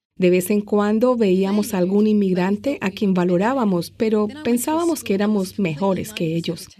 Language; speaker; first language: Spanish; non-native, fluent; English